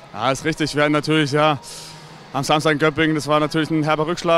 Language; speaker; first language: German; native; German